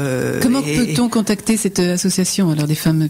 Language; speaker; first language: French; native; French